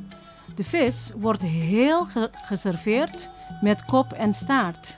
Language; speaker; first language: Dutch; non-native, fluent; Indonesian